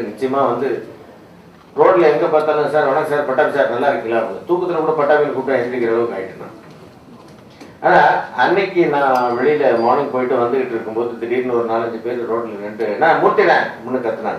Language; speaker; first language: Tamil; native; Tamil